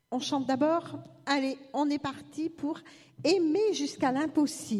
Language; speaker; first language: French; native; French